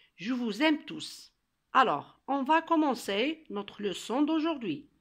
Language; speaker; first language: French; non-native, local second language; Arabic